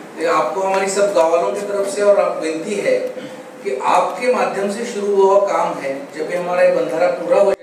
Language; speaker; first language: Hindi; non-native, local second language; Marathi